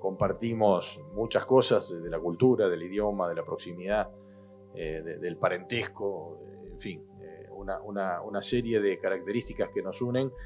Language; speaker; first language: Spanish; native; Spanish